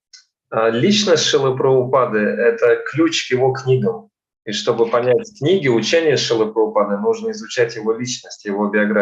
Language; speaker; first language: Russian; native; Russian